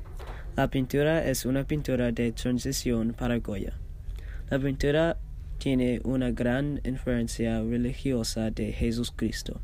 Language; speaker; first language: Spanish; non-native, learner; English